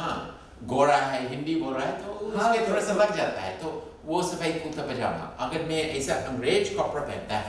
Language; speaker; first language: Hindi; non-native, fluent; English